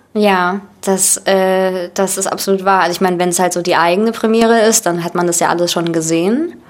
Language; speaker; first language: German; early bilingual, other home language; Russian